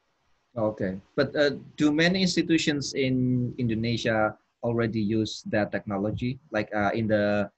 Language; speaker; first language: English; non-native, fluent; Indonesian